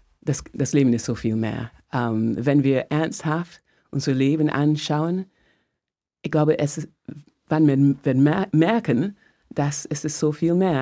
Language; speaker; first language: German; non-native, fluent; English